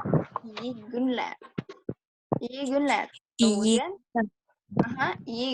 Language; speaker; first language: Turkish; non-native, fluent; Indonesian